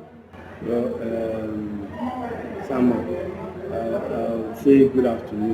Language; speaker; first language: English; non-native, local second language; Yoruba